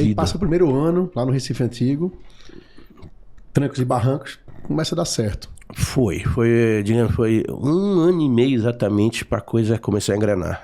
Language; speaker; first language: Portuguese; native; Portuguese